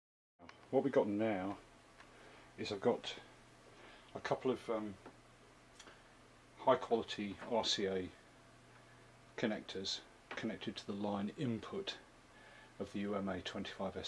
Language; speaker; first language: English; native; English